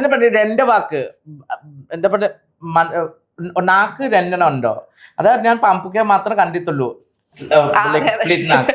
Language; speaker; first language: Malayalam; non-native, local second language; Assamese